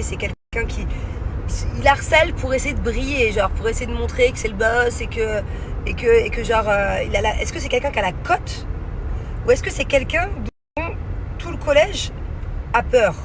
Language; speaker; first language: French; native; French